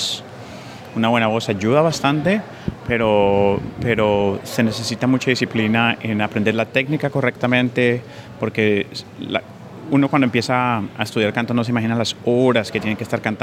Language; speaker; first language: Spanish; native; Spanish